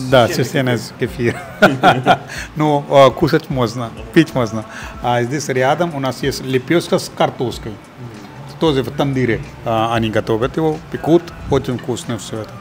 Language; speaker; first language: Russian; non-native, fluent; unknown